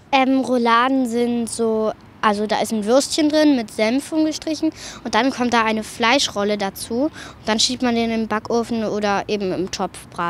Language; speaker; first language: German; native; German